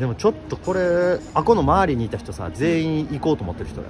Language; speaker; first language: Japanese; native; Japanese